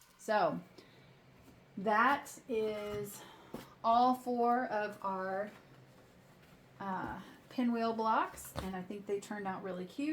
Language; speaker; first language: English; native; English